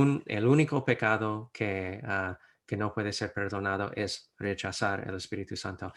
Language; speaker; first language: Spanish; non-native, fluent; English